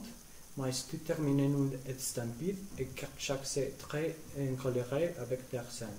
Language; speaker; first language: French; non-native, learner; Spanish